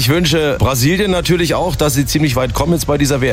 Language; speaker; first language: German; native; German